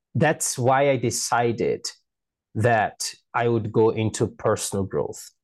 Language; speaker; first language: English; non-native, fluent; Portuguese